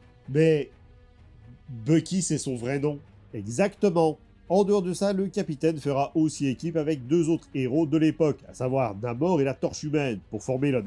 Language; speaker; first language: French; native; French